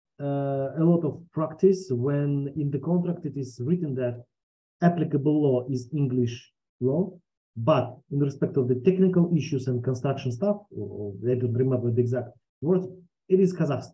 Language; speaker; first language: English; non-native, fluent; Russian